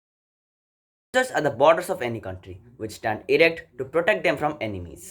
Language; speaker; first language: English; non-native, learner; Odia